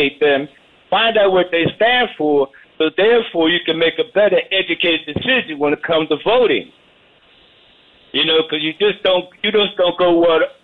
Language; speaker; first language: English; native; English